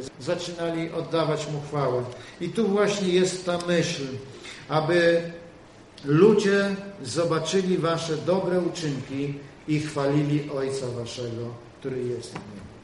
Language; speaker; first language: Polish; native; Polish